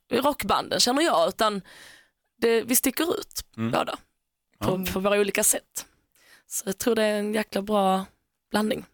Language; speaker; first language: Swedish; native; Swedish